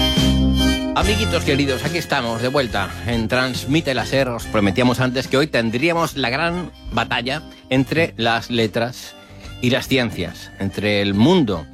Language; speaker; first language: Spanish; native; Spanish